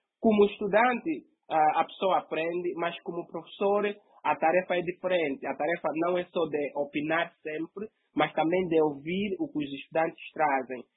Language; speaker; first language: Portuguese; native; Portuguese